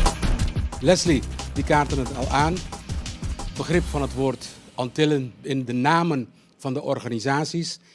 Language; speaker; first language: Dutch; non-native, local second language; Papiamento